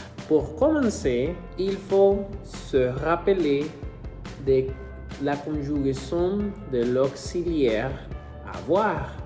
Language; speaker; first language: French; non-native, fluent; Spanish